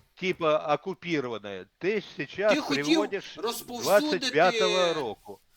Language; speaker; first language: Ukrainian; non-native, learner; Russian